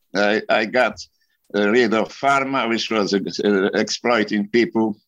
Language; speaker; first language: English; non-native, fluent; Polish